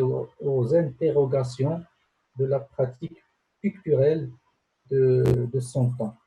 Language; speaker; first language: French; non-native, local second language; Arabic